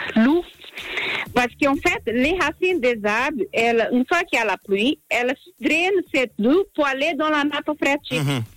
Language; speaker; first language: French; non-native, learner; Portuguese